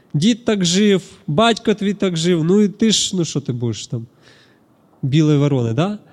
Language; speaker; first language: Ukrainian; non-native, local second language; Russian